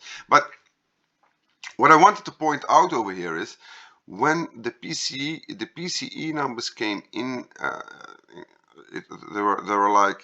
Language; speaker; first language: English; non-native, fluent; Dutch